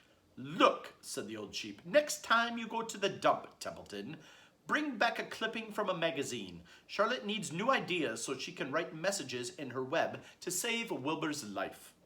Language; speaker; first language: English; native; English